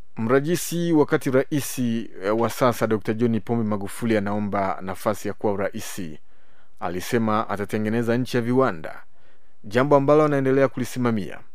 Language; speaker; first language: Swahili; native; Swahili